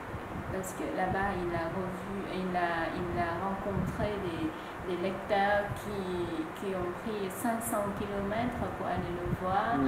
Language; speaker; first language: French; non-native, fluent; Vietnamese